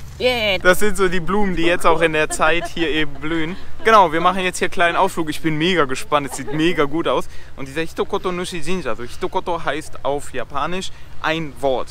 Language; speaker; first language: German; native; German